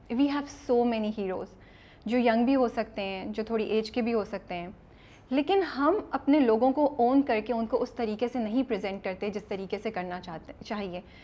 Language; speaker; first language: Urdu; native; Urdu